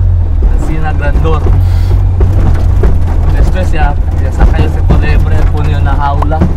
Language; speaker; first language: Spanish; non-native, learner; Chavacano